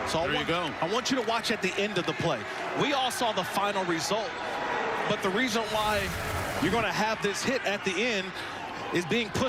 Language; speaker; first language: English; native; English